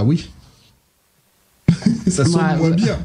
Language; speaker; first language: French; native; French